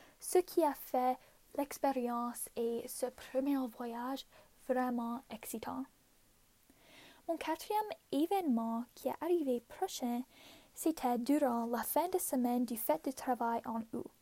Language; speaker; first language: French; non-native, local second language; English